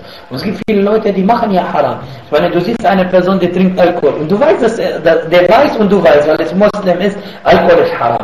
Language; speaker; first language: German; non-native, fluent; Arabic